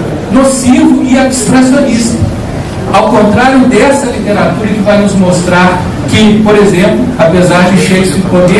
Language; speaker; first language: Portuguese; native; Portuguese